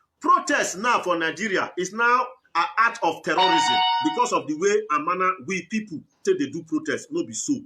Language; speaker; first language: Nigerian Pidgin; native; Nigerian Pidgin